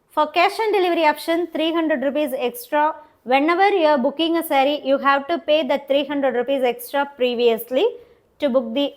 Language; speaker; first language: English; non-native, local second language; Tamil